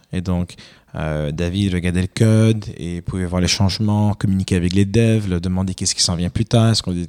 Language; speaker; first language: French; non-native, fluent; Romanian